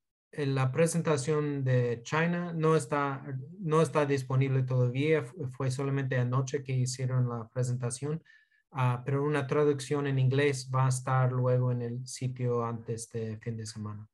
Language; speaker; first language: Spanish; non-native, fluent; English